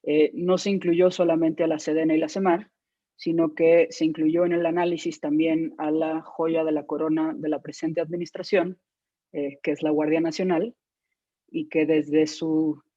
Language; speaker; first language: Spanish; native; Spanish